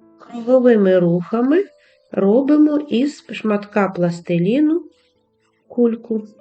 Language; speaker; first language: Ukrainian; native; Ukrainian